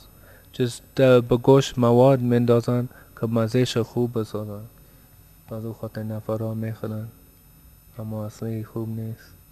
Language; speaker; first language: Persian; early bilingual, heritage; Persian